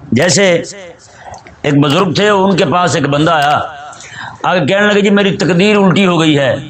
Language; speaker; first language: Urdu; non-native, local second language; Punjabi